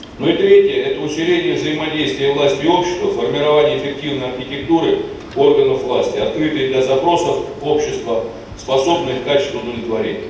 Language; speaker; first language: Russian; native; Russian